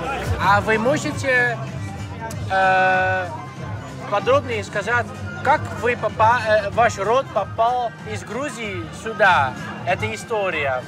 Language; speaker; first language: Russian; non-native, learner; Dutch